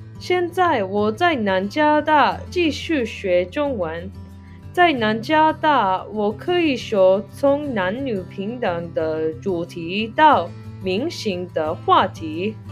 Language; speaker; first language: Chinese; non-native, learner; English